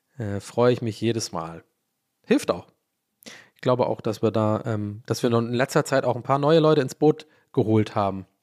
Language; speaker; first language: German; early bilingual, other home language; English